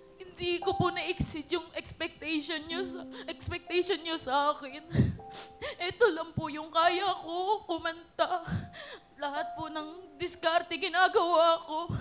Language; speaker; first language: Filipino; native; Filipino